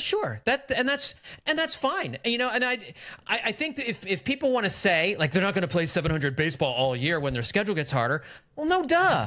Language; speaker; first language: English; native; English